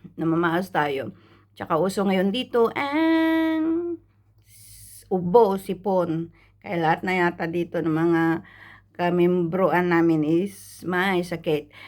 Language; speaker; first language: Filipino; non-native, local second language; Iloko